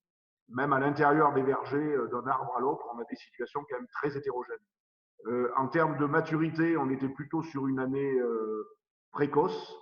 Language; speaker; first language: French; native; French